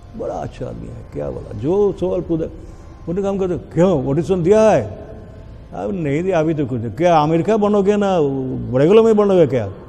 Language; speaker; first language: Hindi; non-native, local second language; Bangla